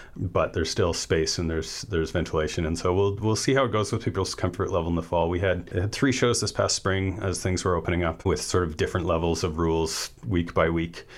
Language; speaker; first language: English; native; English